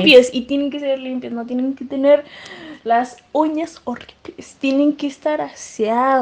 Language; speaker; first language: Spanish; native; Spanish